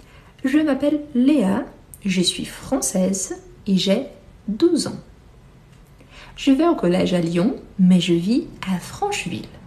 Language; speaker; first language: French; non-native, fluent; Portuguese